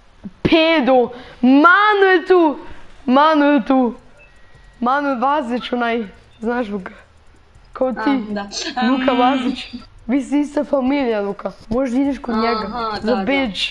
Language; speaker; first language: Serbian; early bilingual, heritage; Serbian